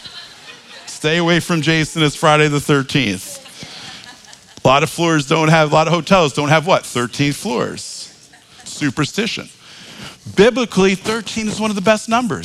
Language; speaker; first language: English; native; English